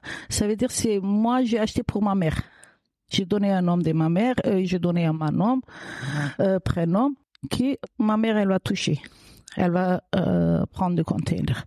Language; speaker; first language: French; non-native, learner; Kurdish